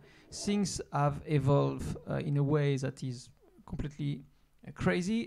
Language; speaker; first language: English; non-native, fluent; French